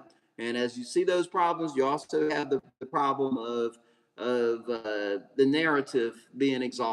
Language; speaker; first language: English; native; English